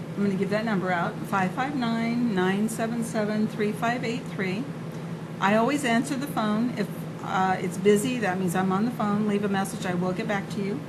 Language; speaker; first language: English; native; English